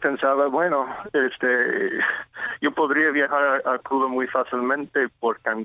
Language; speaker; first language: Spanish; non-native, fluent; English